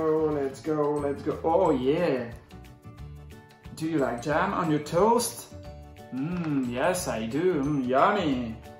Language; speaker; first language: English; non-native, fluent; French